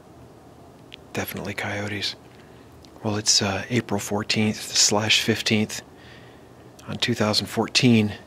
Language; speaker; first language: English; native; English